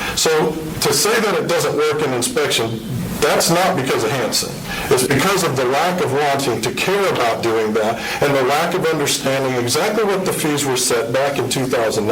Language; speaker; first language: English; native; English